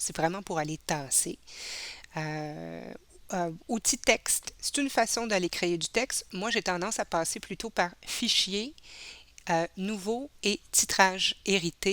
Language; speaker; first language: French; native; French